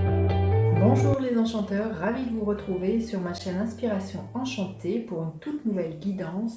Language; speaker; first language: French; native; French